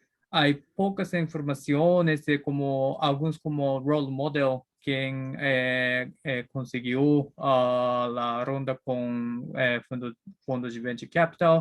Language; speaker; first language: Spanish; non-native, learner; Japanese